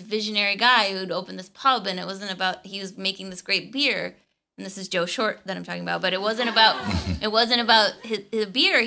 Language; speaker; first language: English; native; English